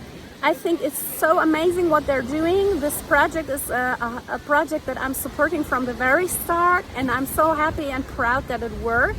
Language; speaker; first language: English; non-native, fluent; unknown